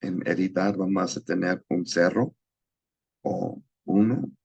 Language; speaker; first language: Spanish; non-native, learner; English